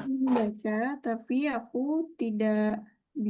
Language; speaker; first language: Indonesian; non-native, learner; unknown